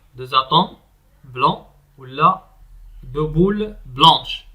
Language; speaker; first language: French; non-native, local second language; Arabic